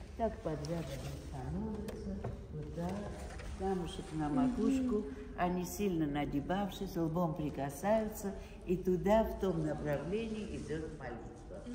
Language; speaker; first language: Russian; non-native, fluent; Armenian